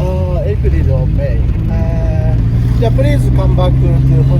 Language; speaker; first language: English; non-native, learner; Japanese